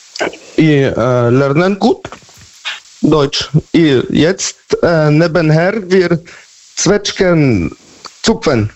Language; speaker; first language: German; non-native, learner; Polish